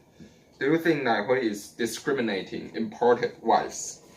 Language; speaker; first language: English; non-native, learner; Chinese